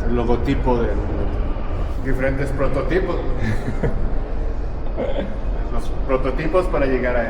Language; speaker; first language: Spanish; native; Spanish